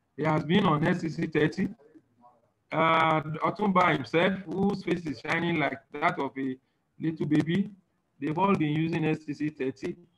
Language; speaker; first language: English; non-native, local second language; Yoruba